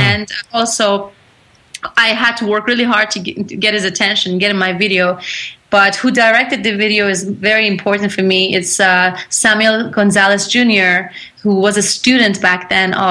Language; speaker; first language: English; non-native, fluent; Persian